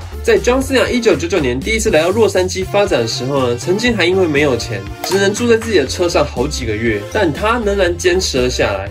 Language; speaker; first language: Chinese; native; Chinese